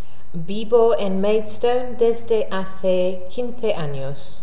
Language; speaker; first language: Spanish; non-native, learner; English